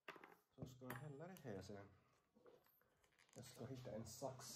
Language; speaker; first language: Swedish; non-native, learner; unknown